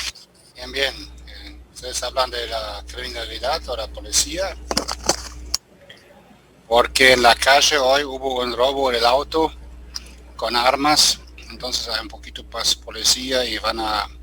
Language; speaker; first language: Spanish; non-native, fluent; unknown